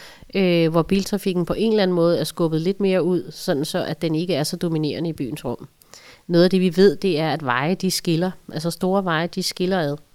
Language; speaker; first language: Danish; native; Danish